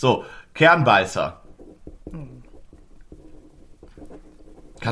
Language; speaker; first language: German; native; German